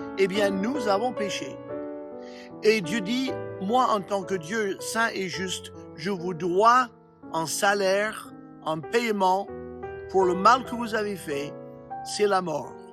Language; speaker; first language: French; non-native, fluent; English